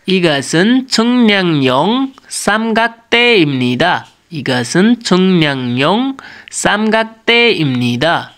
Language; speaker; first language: Korean; non-native, learner; Nepali